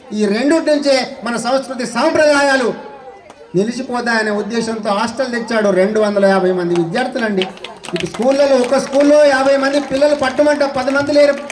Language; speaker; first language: Telugu; native; Telugu